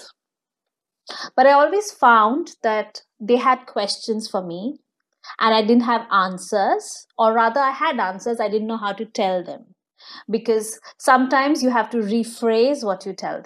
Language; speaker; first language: English; non-native, local second language; Bangla